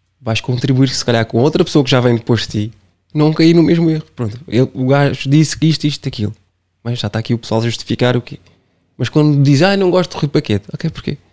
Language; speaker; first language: Portuguese; non-native, local second language; Kabuverdianu